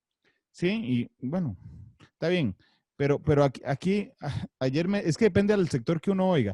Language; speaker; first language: Spanish; native; Spanish